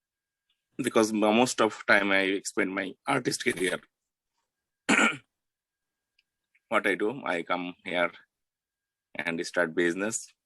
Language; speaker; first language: English; non-native, learner; Bangla